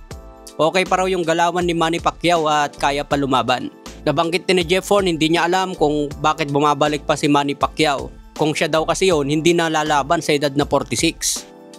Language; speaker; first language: Filipino; native; Filipino